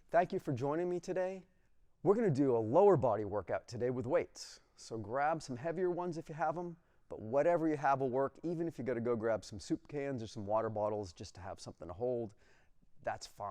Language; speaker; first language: English; native; English